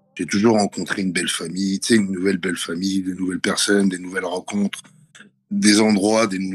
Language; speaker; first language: French; native; French